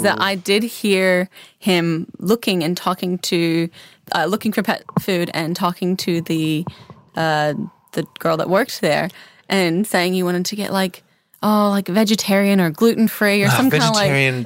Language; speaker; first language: English; native; English